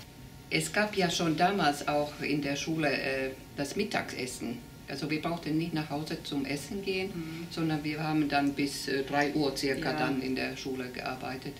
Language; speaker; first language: German; non-native, fluent; Finnish